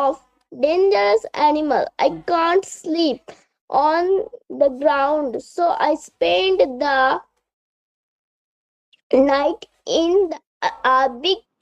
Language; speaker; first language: English; non-native, learner; Bangla